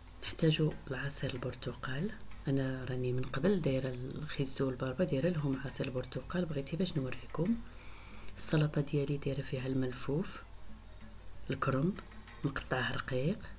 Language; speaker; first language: Arabic; native; Arabic